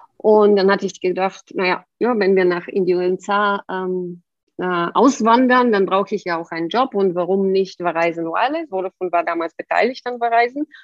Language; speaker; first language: German; non-native, fluent; Bulgarian